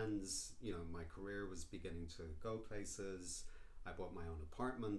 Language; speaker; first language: English; native; English